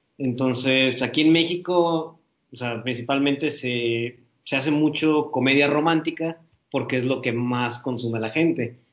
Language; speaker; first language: Spanish; native; Spanish